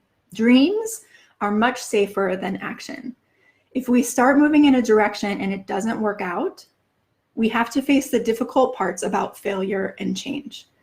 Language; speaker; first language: English; native; English